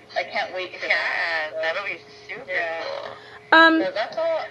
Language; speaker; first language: English; native; English